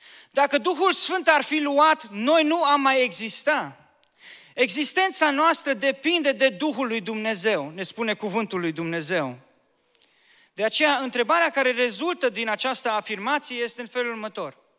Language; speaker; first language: Romanian; native; Romanian